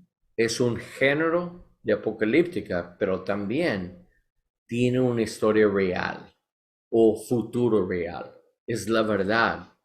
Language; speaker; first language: Spanish; non-native, learner; English